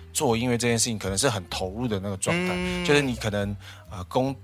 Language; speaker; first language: Chinese; non-native, local second language; Hakka Chinese